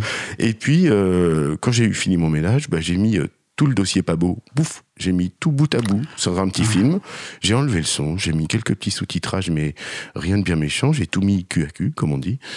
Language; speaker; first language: French; native; French